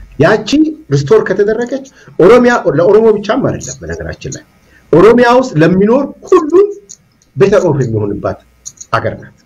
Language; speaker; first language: Amharic; non-native, local second language; Oromo